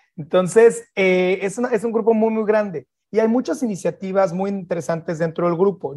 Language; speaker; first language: Spanish; native; Spanish